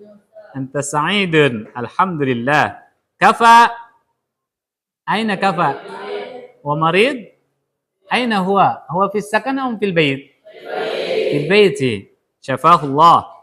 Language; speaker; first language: Arabic; non-native, fluent; Indonesian